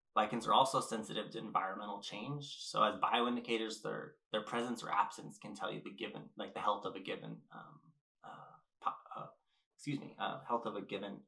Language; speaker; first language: English; native; English